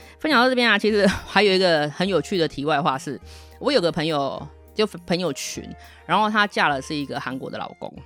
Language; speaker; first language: Chinese; native; Chinese